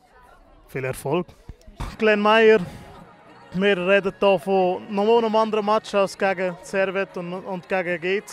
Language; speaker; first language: German; native; German